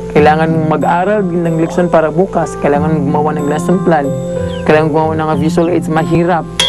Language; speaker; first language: Filipino; non-native, local second language; Cebuano